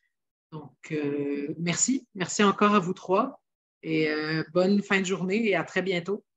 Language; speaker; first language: French; native; French